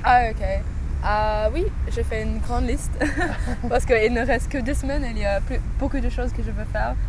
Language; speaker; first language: French; non-native, learner; English